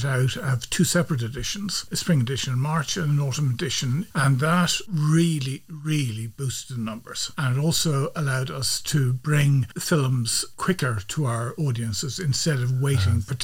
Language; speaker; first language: English; native; English